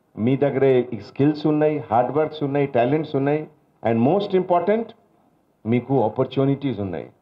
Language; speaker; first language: Telugu; non-native, local second language; Hindi